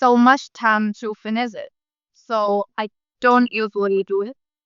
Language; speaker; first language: English; non-native, learner; Vietnamese